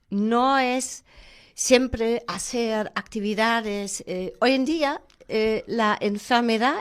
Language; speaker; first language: Spanish; non-native, fluent; German